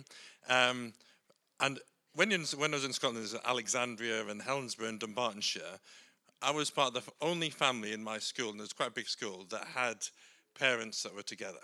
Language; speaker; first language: English; native; English